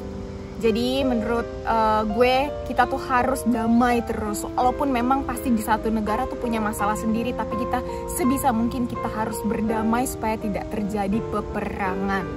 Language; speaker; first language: Indonesian; native; Indonesian